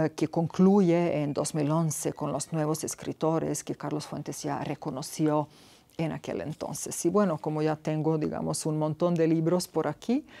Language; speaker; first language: Spanish; non-native, fluent; Serbian